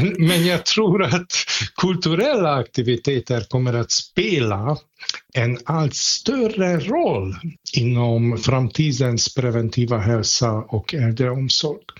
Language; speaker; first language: Swedish; non-native, fluent; Hungarian